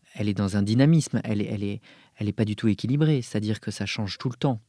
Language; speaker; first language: French; native; French